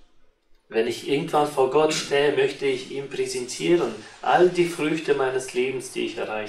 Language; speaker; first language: German; non-native, fluent; Russian